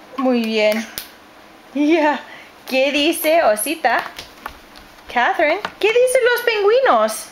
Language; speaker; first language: Spanish; non-native, fluent; English